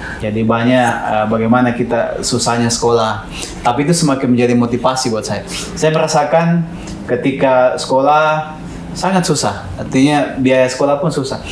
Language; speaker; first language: Indonesian; non-native, local second language; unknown